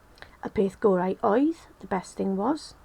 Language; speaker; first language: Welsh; non-native, local second language; English